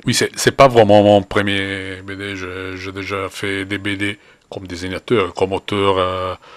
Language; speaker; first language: French; non-native, fluent; Italian